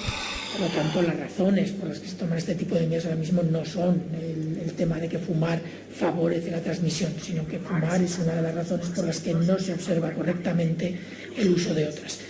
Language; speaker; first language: Spanish; native; Spanish